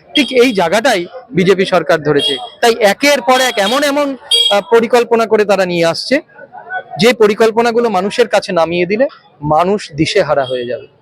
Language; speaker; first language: Bangla; native; Bangla